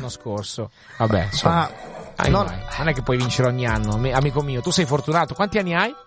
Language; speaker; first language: Italian; native; Italian